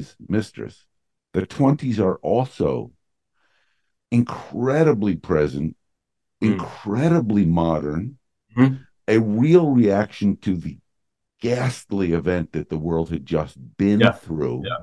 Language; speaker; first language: English; native; English